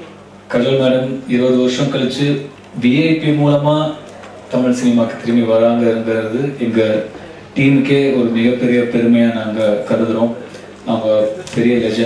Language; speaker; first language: Tamil; native; Tamil